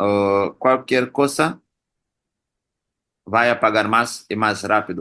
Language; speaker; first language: Spanish; non-native, learner; Portuguese